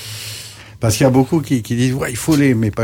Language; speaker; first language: French; native; French